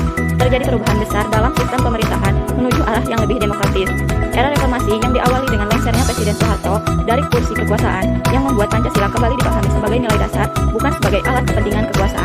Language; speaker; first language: Indonesian; native; Indonesian